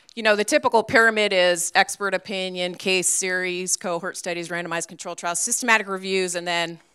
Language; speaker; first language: English; native; English